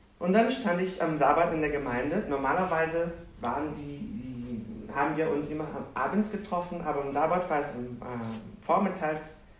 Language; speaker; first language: German; non-native, fluent; Portuguese